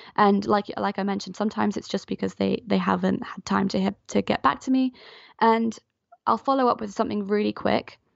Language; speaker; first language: English; non-native, fluent; French